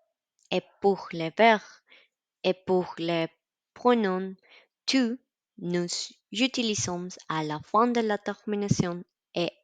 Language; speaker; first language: French; non-native, learner; Spanish